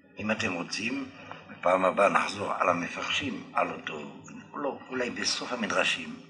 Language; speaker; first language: Hebrew; non-native, fluent; French